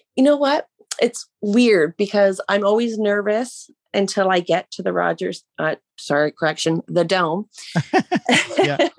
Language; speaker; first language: English; native; English